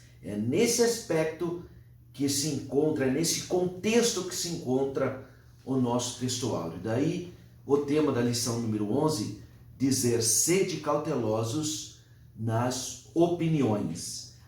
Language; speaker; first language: Portuguese; native; Portuguese